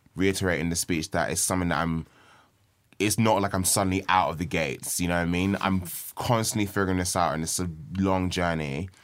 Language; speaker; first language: English; early bilingual, other home language; Yoruba